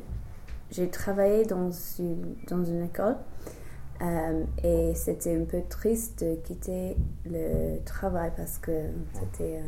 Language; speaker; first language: French; non-native, fluent; English